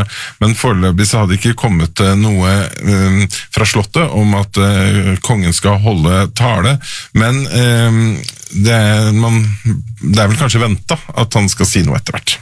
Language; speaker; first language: Norwegian; native; Norwegian